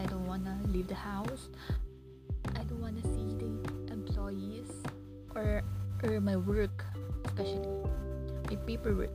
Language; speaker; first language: English; non-native, local second language; Filipino